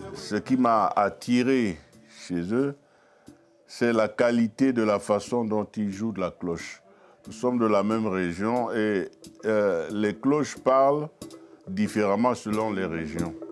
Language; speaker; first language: French; non-native, local second language; Duala